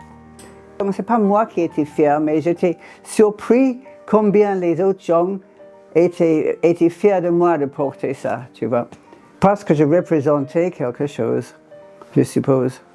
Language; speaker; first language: French; non-native, fluent; English